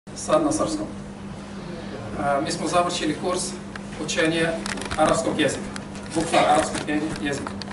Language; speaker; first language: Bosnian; non-native, fluent; Arabic